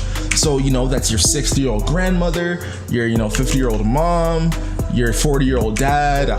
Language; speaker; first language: English; native; English